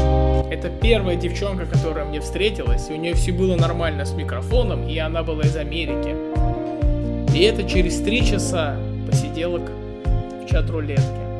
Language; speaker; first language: Russian; native; Russian